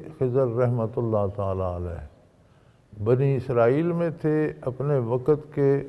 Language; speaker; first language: Urdu; non-native, local second language; Punjabi